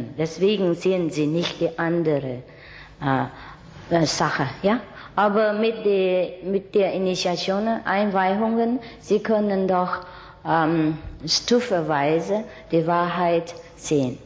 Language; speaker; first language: German; non-native, learner; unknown